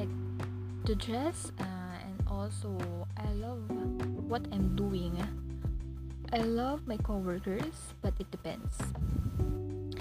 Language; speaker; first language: English; non-native, local second language; Filipino